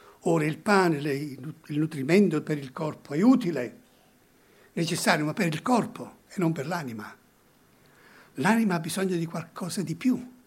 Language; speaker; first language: Italian; early bilingual, heritage; Italian